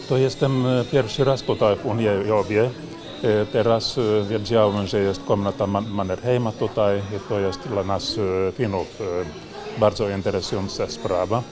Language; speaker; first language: Polish; non-native, learner; Finnish